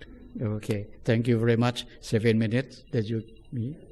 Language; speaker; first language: English; non-native, fluent; Thai